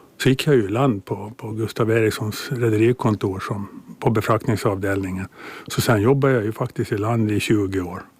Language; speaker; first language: Swedish; native; Swedish